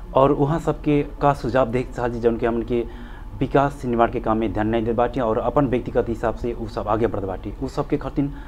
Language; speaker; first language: Bhojpuri; native; Bhojpuri